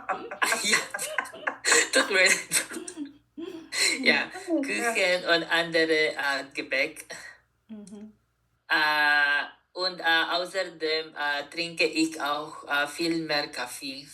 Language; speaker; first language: German; non-native, learner; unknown